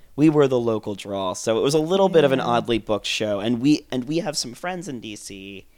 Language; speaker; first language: English; native; English